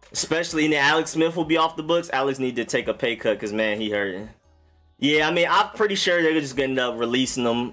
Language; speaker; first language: English; native; English